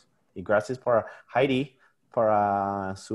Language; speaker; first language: Spanish; non-native, learner; English